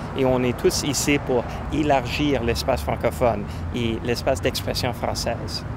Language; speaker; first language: French; non-native, local second language; English